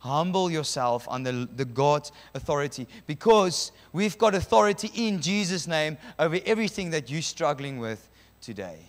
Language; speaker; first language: English; non-native, local second language; Afrikaans